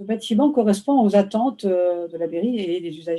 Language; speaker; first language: French; native; French